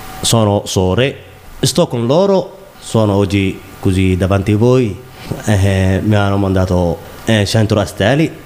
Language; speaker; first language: Italian; non-native, learner; Somali